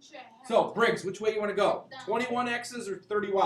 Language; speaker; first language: English; native; English